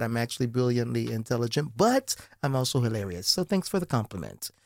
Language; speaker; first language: English; native; English